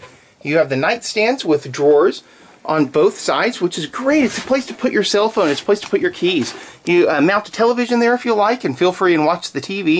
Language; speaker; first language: English; native; English